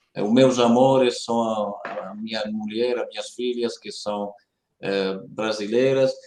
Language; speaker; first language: Portuguese; non-native, fluent; Italian